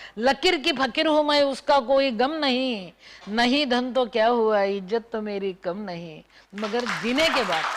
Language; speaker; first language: Hindi; non-native, local second language; Marathi